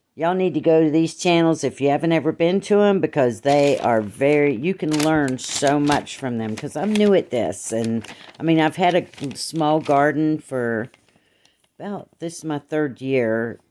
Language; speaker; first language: English; native; English